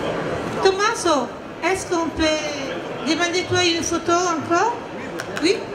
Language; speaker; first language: French; non-native, fluent; Italian